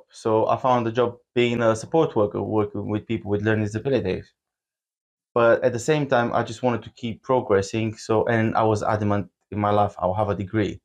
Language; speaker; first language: English; non-native, fluent; Bulgarian